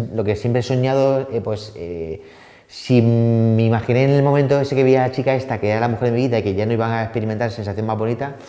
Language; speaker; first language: Spanish; native; Spanish